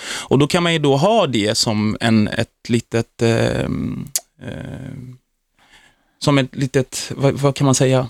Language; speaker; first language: Swedish; early bilingual, other home language; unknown